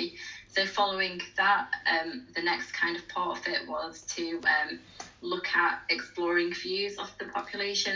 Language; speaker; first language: English; native; English